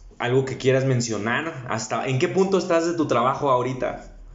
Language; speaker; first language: Spanish; native; Spanish